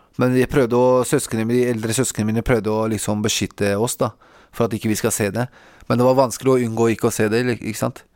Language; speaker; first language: Norwegian; early bilingual, other home language; Kurdish